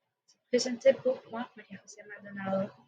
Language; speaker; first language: French; non-native, learner; Spanish